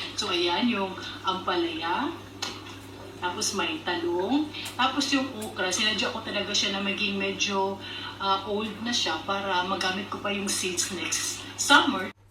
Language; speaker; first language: Filipino; native; Filipino